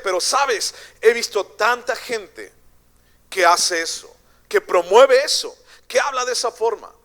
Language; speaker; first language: Spanish; native; Spanish